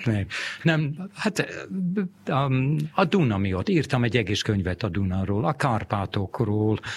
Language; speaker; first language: Hungarian; non-native, fluent; English